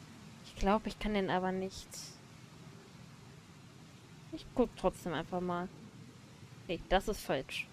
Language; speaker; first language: German; native; German